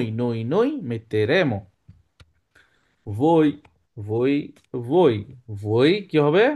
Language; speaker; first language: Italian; non-native, fluent; Bangla